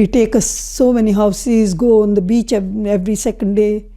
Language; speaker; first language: English; non-native, local second language; Punjabi